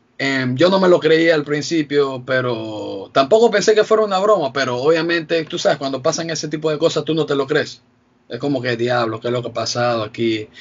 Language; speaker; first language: Spanish; native; Spanish